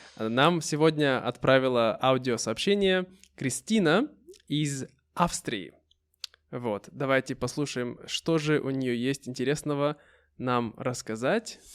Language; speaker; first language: Russian; native; Russian